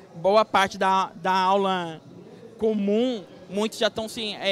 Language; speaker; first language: Portuguese; native; Portuguese